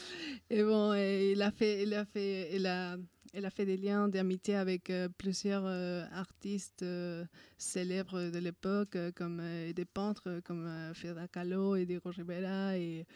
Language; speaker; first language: French; non-native, fluent; Spanish